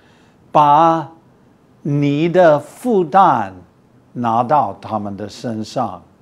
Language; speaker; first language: Chinese; non-native, fluent; English